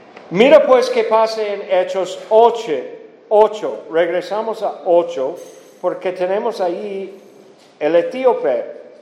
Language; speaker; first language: Spanish; non-native, fluent; English